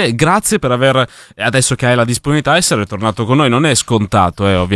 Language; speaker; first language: Italian; native; Italian